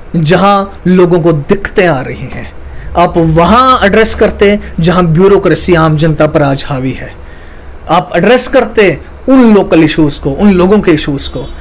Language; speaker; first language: Hindi; native; Hindi